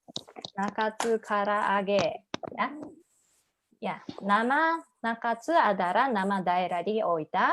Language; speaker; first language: Indonesian; non-native, fluent; Japanese